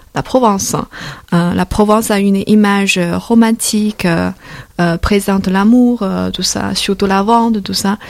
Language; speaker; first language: French; non-native, fluent; Chinese